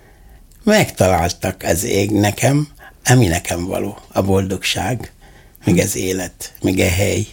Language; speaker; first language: Hungarian; non-native, fluent; Arabic